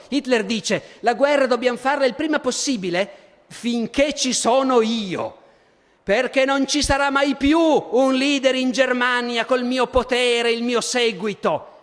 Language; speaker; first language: Italian; native; Italian